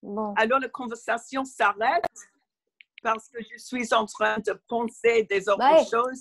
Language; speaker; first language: French; non-native, learner; English